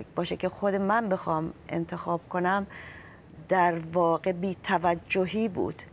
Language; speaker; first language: Persian; non-native, local second language; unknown